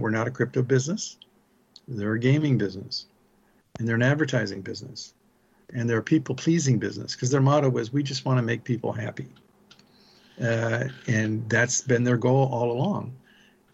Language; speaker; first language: English; native; English